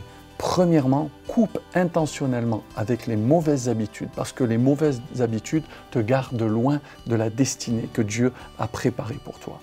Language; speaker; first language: French; native; French